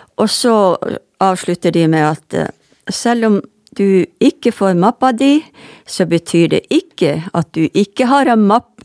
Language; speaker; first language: Norwegian; non-native, local second language; Northern Sami